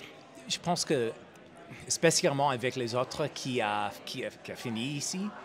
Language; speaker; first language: French; non-native, learner; English